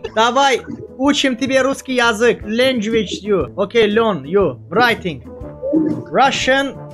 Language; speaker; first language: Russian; non-native, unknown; Azerbaijani